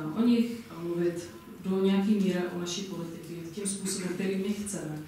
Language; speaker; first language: Czech; non-native, fluent; Arabic